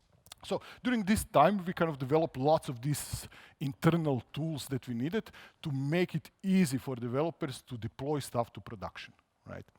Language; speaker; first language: English; non-native, fluent; Croatian